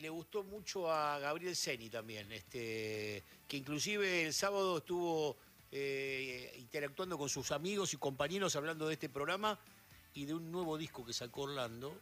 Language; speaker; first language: Spanish; native; Spanish